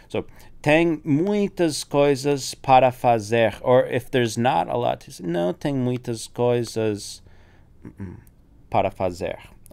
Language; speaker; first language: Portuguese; non-native, fluent; English